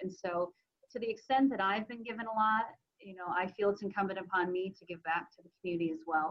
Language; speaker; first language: English; native; English